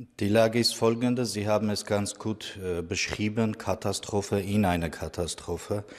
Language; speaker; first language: German; non-native, fluent; Armenian